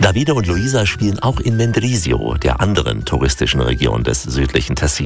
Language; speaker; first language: German; native; German